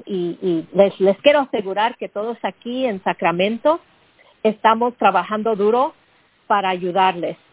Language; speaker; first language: Spanish; early bilingual, heritage; Spanish